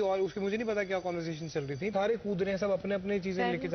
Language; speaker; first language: Hindi; native; Hindi